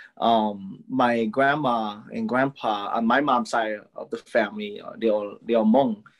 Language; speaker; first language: English; early bilingual, other home language; Lao